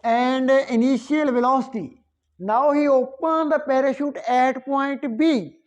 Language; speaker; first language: English; non-native, local second language; Punjabi